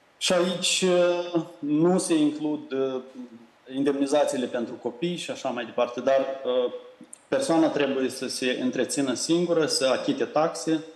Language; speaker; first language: Romanian; native; Romanian